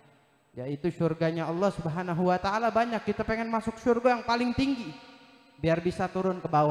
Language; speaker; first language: Indonesian; native; Indonesian